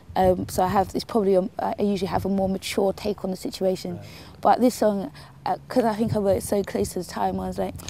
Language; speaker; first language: English; native; English